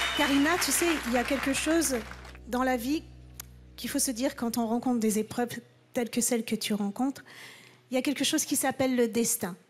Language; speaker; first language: French; native; French